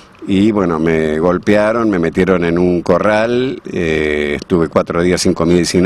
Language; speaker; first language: Spanish; native; Spanish